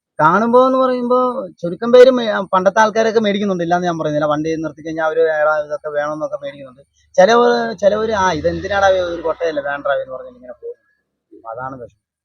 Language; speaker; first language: Malayalam; non-native, local second language; Tamil